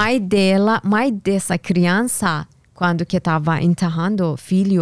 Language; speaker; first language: Portuguese; non-native, learner; Persian